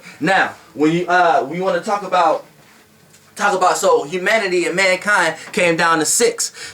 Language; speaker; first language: English; native; English